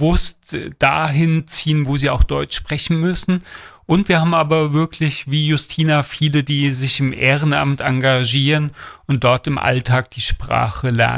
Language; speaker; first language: German; native; German